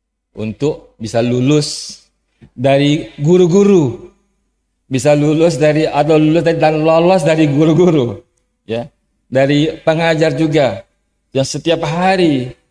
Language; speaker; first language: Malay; non-native, fluent; Javanese